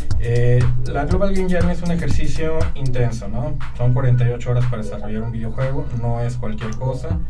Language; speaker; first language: Spanish; native; Spanish